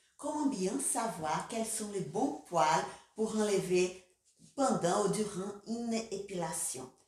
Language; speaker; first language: French; non-native, fluent; Portuguese